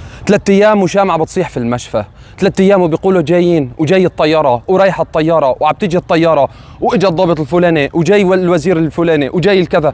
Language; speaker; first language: Arabic; native; Arabic